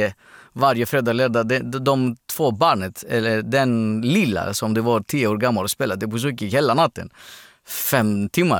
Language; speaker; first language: Swedish; non-native, learner; Greek